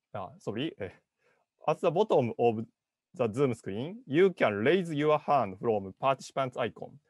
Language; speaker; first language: English; non-native, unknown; Japanese